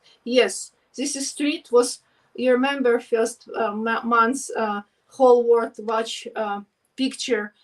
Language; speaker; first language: English; non-native, learner; Ukrainian